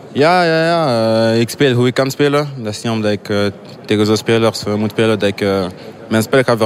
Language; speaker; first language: Dutch; non-native, local second language; French